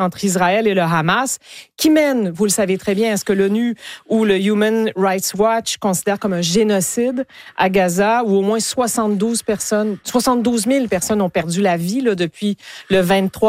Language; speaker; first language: French; native; French